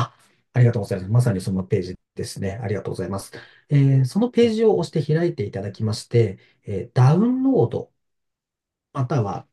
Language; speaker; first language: Japanese; native; Japanese